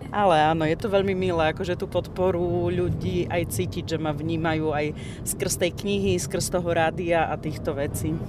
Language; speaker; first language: Slovak; native; Slovak